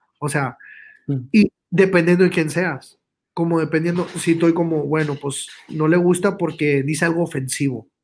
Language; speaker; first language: Spanish; early bilingual, heritage; Spanish